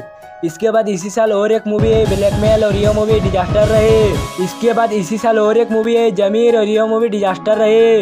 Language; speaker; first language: Hindi; non-native, local second language; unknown